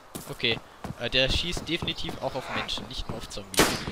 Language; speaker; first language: German; native; German